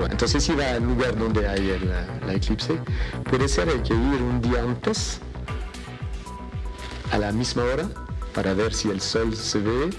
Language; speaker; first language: Spanish; non-native, fluent; French